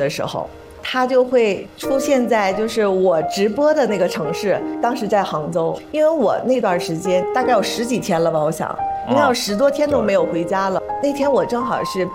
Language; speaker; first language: Chinese; native; Chinese